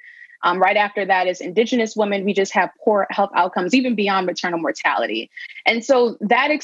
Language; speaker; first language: English; native; English